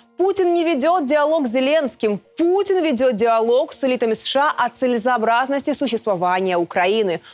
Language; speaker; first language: Russian; native; Russian